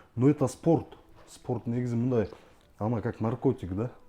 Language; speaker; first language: Russian; non-native, local second language; Kyrgyz